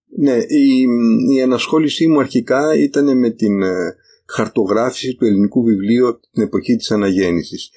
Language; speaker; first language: Greek; native; Greek